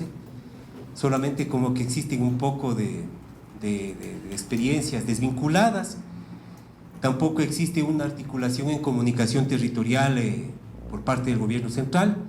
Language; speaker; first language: Spanish; native; Spanish